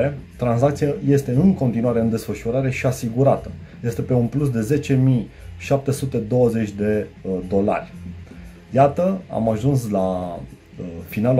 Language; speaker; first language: Romanian; native; Romanian